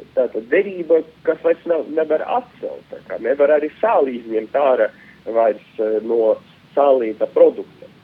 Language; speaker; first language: Latvian; non-native, local second language; Russian